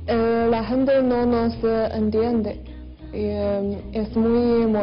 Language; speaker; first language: Spanish; non-native, learner; Chinese